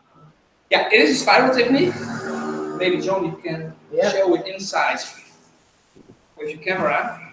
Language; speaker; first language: English; non-native, fluent; Dutch